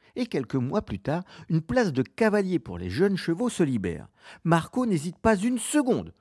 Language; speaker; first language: French; native; French